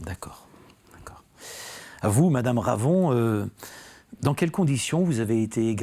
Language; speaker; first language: French; native; French